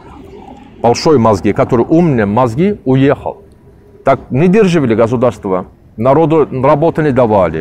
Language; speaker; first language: Russian; non-native, learner; Turkish